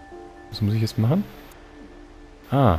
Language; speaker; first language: German; native; German